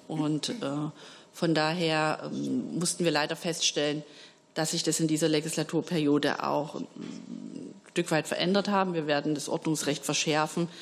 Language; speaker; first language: German; native; German